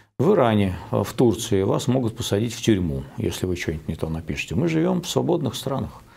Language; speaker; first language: Russian; native; Russian